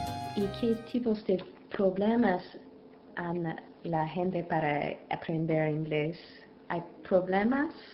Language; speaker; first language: Spanish; non-native, learner; English